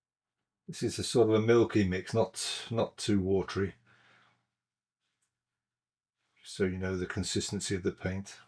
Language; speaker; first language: English; native; English